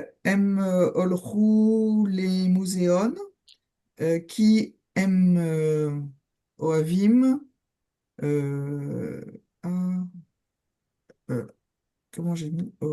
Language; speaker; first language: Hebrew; non-native, learner; French